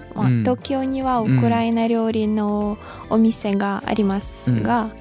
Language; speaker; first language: Japanese; non-native, fluent; Ukrainian